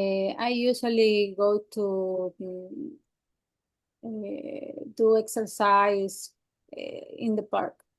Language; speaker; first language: English; non-native, learner; Spanish